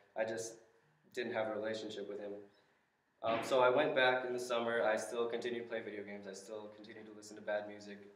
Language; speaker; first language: English; native; English